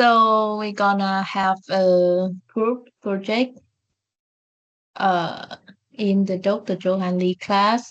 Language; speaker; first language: English; non-native, learner; Vietnamese